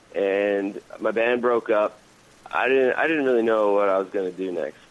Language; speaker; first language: English; native; English